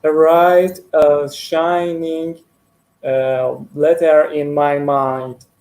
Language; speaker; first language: English; non-native, learner; Persian